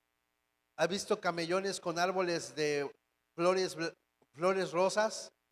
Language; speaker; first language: Spanish; native; Spanish